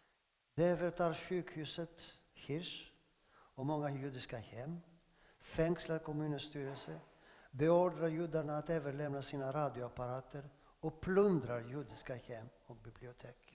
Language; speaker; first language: Swedish; non-native, fluent; Greek